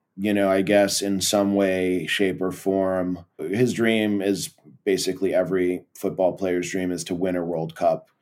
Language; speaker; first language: English; early bilingual, other home language; Portuguese